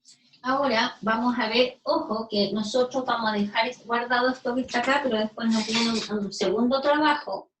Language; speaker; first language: Spanish; native; Spanish